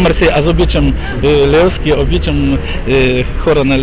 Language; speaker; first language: Bulgarian; non-native, learner; Russian